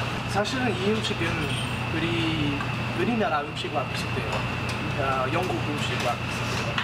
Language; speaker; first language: Korean; non-native, fluent; English